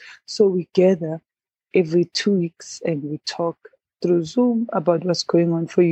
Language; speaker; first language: English; non-native, local second language; Zulu